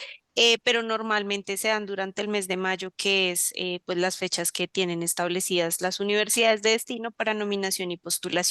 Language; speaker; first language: Spanish; native; Spanish